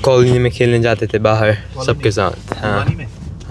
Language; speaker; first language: Hindi; early bilingual, other home language; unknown